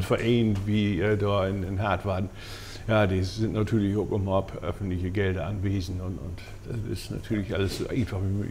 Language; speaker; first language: German; native; German